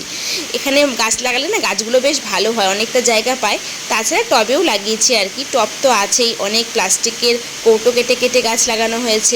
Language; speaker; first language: Bangla; native; Bangla